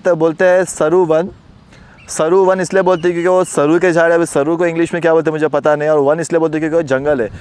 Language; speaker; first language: Hindi; non-native, local second language; Konkani